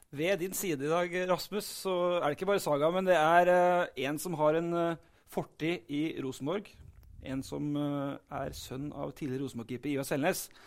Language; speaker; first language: Norwegian; native; Norwegian